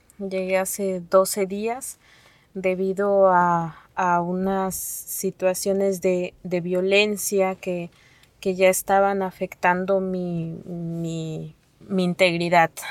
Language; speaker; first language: Spanish; non-native, local second language; Nahuatl languages